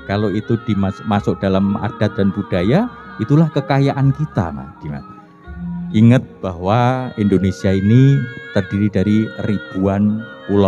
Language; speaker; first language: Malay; non-native, local second language; Javanese